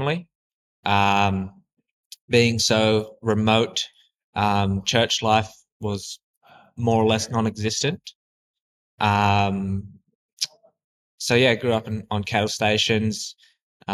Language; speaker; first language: English; native; English